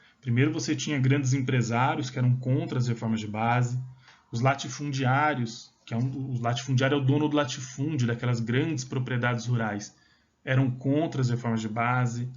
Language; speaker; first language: Portuguese; native; Portuguese